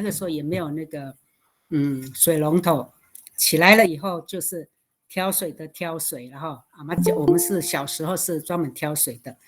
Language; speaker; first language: Chinese; non-native, local second language; Amis